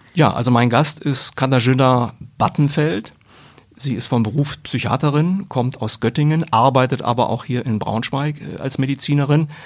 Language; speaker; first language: German; native; German